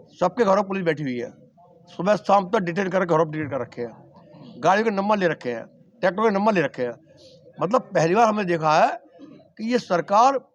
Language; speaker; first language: Hindi; native; Hindi